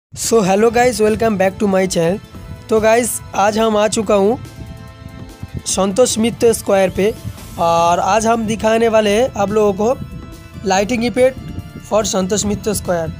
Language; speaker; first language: Hindi; non-native, local second language; Bangla